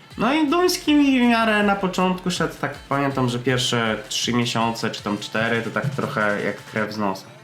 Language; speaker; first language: Polish; native; Polish